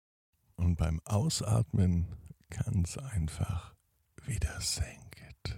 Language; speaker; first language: German; native; German